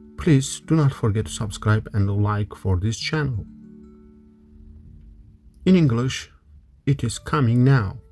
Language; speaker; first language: English; non-native, fluent; Kurdish